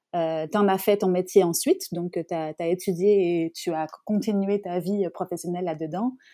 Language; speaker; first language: French; native; French